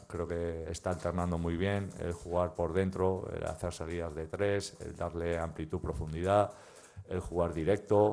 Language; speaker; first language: Spanish; native; Spanish